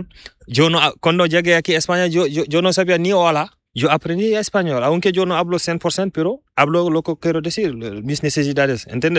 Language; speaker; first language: Spanish; non-native, learner; Fula